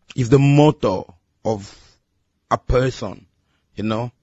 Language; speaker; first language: English; non-native, learner; Lingala